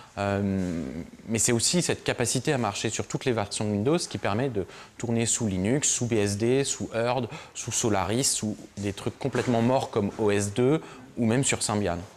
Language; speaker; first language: French; native; French